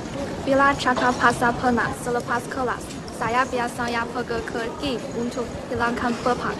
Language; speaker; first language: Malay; non-native, learner; Chinese